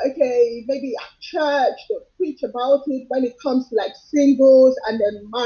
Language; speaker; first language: English; non-native, local second language; Yoruba